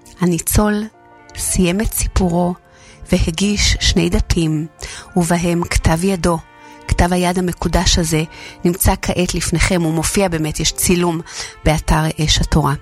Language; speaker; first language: Hebrew; native; Hebrew